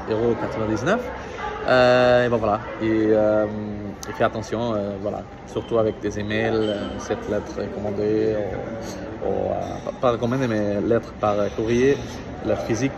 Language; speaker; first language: French; non-native, learner; Portuguese